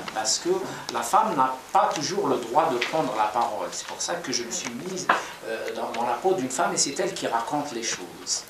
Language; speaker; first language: French; non-native, local second language; Kabyle